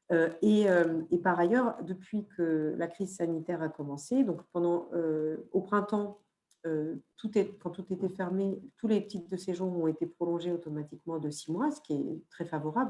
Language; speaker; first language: French; native; French